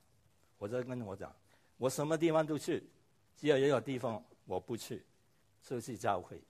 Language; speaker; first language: Chinese; non-native, local second language; Cantonese